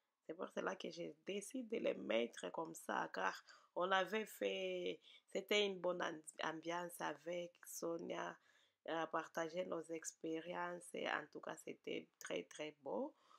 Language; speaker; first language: French; non-native, local second language; Swahili